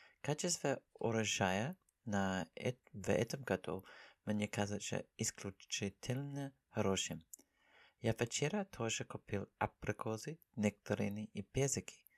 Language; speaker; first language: Russian; non-native, learner; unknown